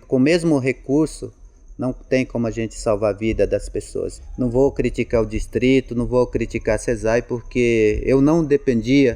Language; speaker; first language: Portuguese; non-native, local second language; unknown